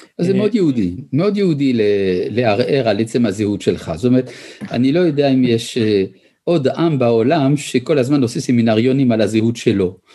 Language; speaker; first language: Hebrew; early bilingual, other home language; French